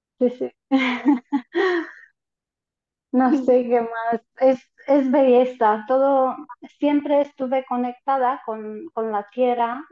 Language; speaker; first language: Spanish; non-native, fluent; Romanian